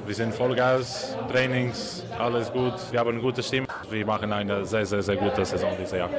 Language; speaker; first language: German; non-native, learner; Portuguese